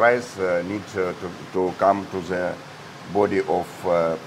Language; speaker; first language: English; non-native, learner; Russian